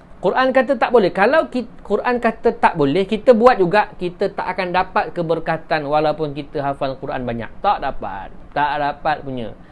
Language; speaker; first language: Malay; native; Malay